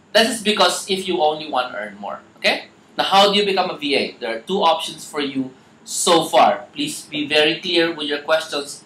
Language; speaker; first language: English; non-native, local second language; Filipino